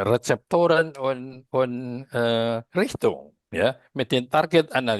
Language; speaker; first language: German; non-native, fluent; Indonesian